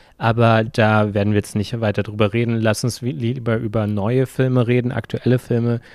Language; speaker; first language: German; native; German